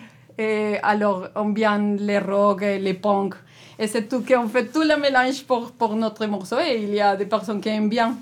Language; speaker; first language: French; non-native, learner; Spanish